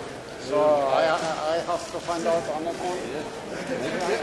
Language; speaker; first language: English; non-native, learner; Japanese